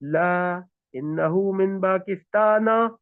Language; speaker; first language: Arabic; non-native, fluent; Urdu